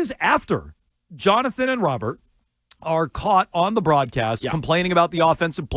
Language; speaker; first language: English; native; English